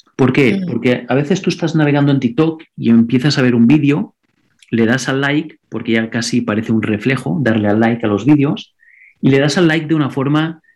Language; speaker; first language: Spanish; non-native, local second language; Catalan